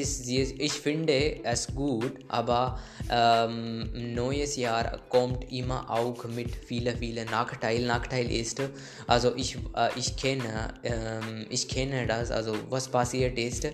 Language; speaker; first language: German; non-native, learner; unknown